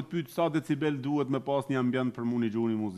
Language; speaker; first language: Albanian; native; Albanian